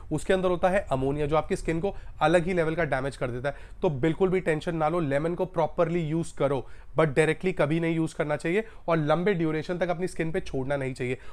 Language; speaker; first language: Hindi; native; Hindi